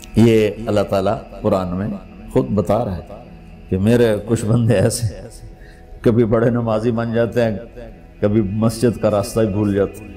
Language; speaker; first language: Urdu; non-native, local second language; Punjabi